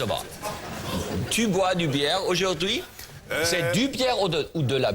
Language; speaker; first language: French; non-native, learner; German